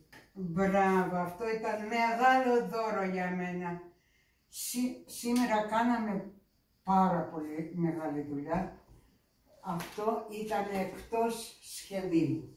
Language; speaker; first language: Greek; non-native, fluent; Russian